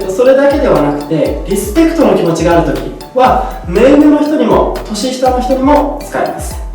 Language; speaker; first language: Japanese; native; Japanese